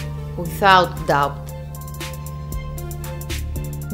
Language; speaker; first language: English; non-native, fluent; Greek